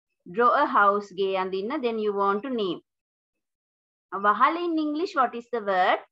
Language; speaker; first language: English; non-native, local second language; Sinhala